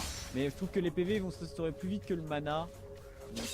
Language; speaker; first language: French; native; French